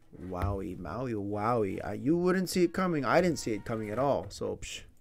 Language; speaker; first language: English; native; English